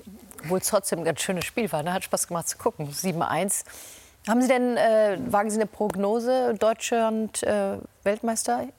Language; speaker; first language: German; native; German